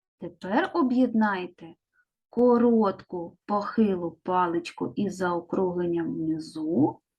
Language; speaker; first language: Ukrainian; native; Ukrainian